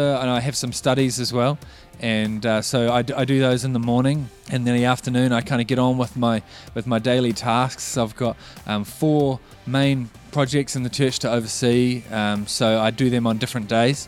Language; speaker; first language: English; native; English